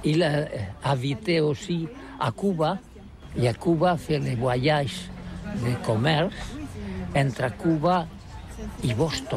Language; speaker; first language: French; non-native, learner; Catalan